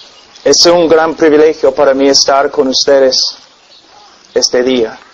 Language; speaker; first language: Spanish; non-native, fluent; English